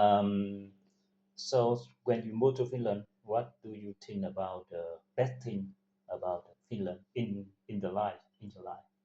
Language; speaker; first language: English; non-native, learner; Vietnamese